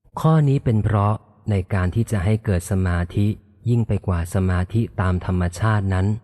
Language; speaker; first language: Thai; native; Thai